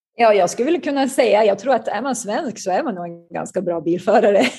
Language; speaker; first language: Swedish; native; Swedish